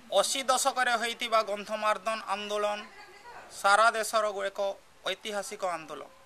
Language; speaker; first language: Odia; native; Odia